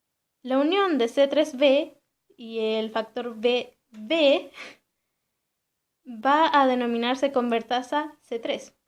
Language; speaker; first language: Spanish; native; Spanish